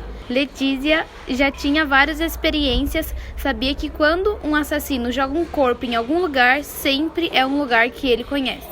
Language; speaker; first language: Portuguese; native; Portuguese